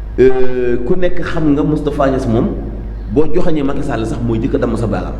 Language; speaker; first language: Wolof; native; Wolof